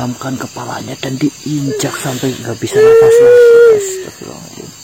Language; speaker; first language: Indonesian; native; Indonesian